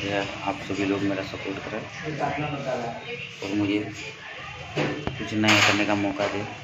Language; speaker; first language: Hindi; non-native, local second language; Gujarati